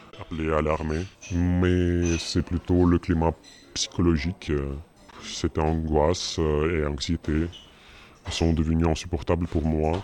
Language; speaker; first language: French; non-native, learner; Russian